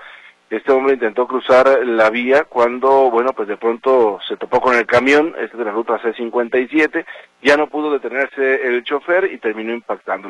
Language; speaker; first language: Spanish; native; Spanish